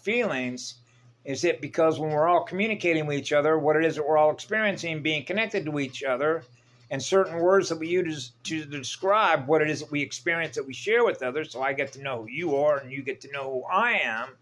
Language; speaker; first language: English; native; English